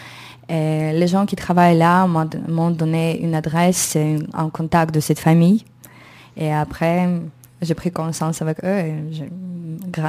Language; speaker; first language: French; non-native, learner; Ukrainian